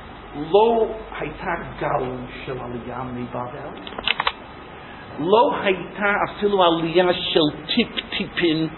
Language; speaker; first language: Hebrew; non-native, fluent; English